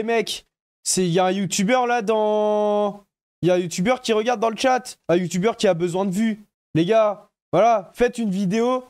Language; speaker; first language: French; native; French